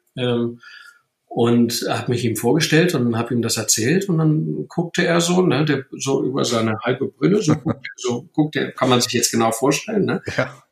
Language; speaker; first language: German; native; German